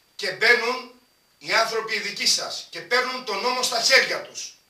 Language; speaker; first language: Greek; non-native, local second language; Romany